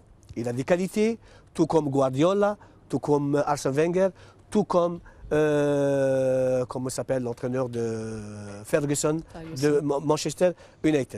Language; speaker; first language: French; non-native, local second language; Arabic